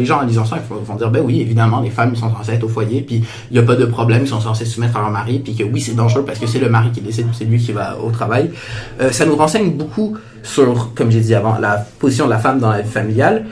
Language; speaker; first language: French; native; French